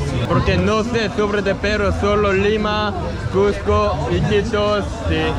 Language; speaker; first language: Spanish; non-native, learner; Korean